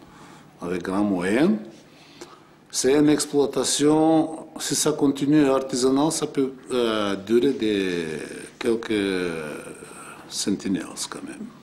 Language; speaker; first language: French; non-native, fluent; Bulgarian